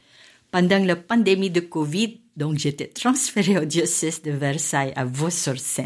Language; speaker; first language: French; non-native, fluent; Filipino